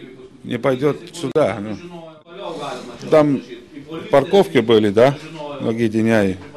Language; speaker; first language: Russian; non-native, fluent; Estonian